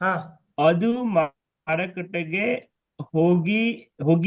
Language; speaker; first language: Kannada; non-native, learner; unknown